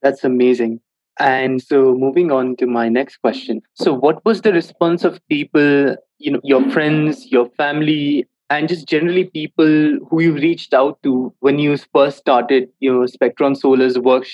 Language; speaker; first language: English; non-native, local second language; Hindi